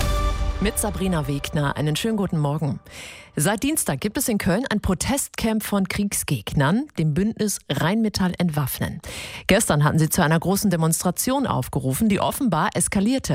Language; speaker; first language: German; native; German